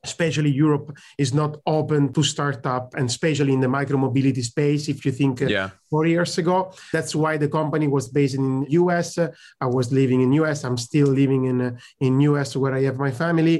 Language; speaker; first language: English; non-native, fluent; Italian